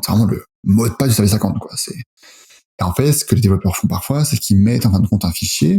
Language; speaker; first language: French; native; French